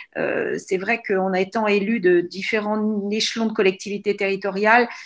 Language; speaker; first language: French; native; French